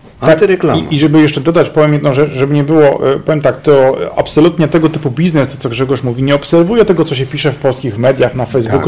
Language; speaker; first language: Polish; native; Polish